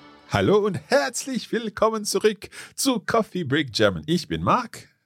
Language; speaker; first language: German; non-native, learner; English